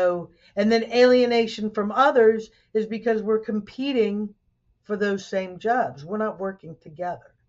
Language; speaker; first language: English; native; English